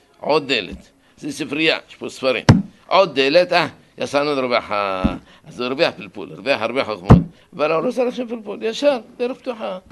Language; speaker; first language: Hebrew; non-native, fluent; Arabic